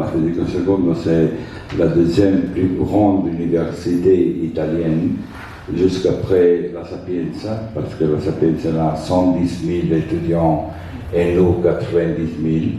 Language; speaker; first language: French; non-native, fluent; Italian